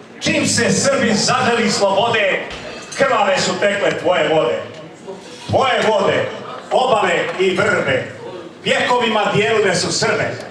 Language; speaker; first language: Bosnian; native; Bosnian